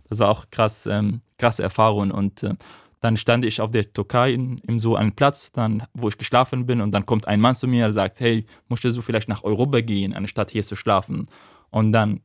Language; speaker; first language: German; non-native, fluent; Arabic